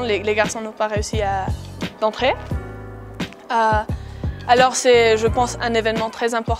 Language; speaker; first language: French; non-native, fluent; Spanish